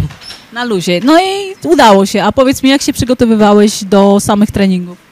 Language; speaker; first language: Polish; native; Polish